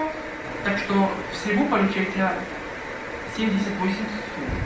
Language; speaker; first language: Russian; non-native, fluent; Arabic